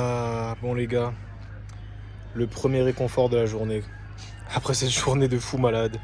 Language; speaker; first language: French; native; French